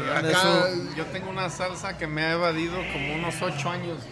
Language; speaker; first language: Spanish; native; Spanish